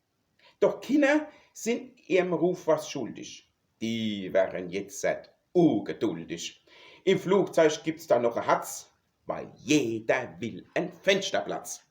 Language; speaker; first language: German; native; German